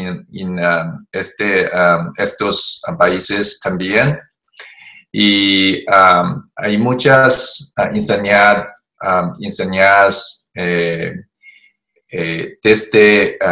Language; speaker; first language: Spanish; non-native, learner; Chinese